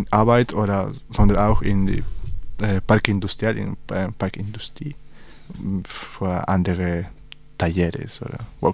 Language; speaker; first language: German; non-native, learner; Spanish